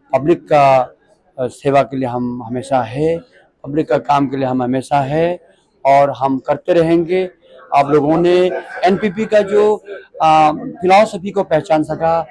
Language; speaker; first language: Hindi; non-native, local second language; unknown